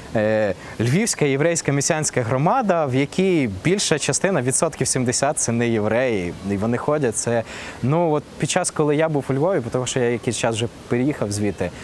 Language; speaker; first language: Ukrainian; non-native, local second language; Russian